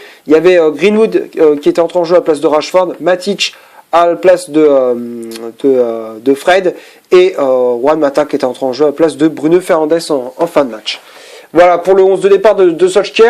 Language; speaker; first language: French; native; French